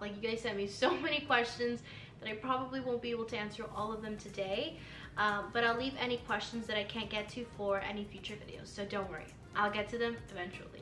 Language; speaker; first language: English; early bilingual, other home language; Spanish